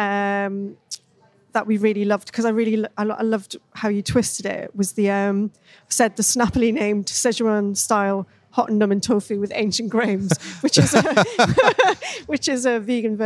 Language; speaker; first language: English; native; English